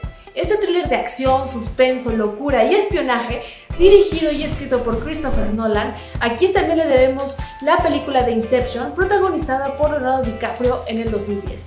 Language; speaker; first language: Spanish; native; Spanish